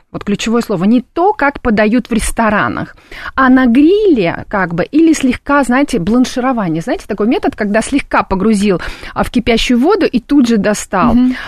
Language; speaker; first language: Russian; native; Russian